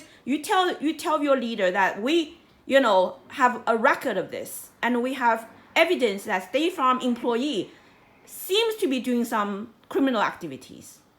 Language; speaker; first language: English; non-native, fluent; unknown